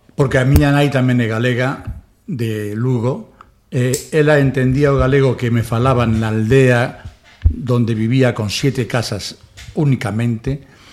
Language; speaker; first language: Galician; non-native, local second language; Spanish